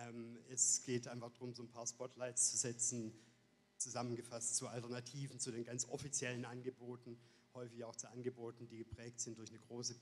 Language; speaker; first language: German; native; German